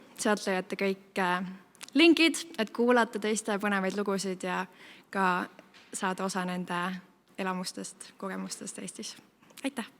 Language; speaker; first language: Estonian; native; Estonian